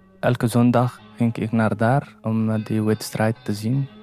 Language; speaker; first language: Dutch; non-native, learner; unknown